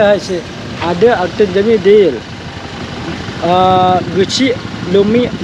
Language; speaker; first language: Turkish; non-native, learner; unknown